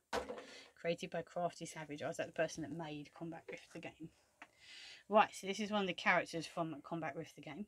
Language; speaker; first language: English; native; English